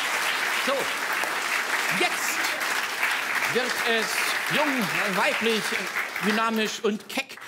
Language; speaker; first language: German; native; German